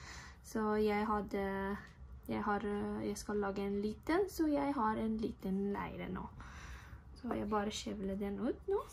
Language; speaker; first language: Norwegian; non-native, fluent; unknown